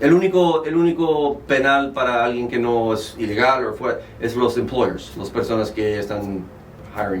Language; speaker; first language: Spanish; early bilingual, heritage; Spanish